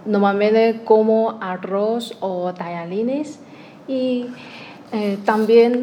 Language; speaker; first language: Spanish; non-native, learner; Chinese